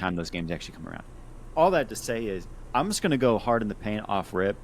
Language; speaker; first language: English; native; English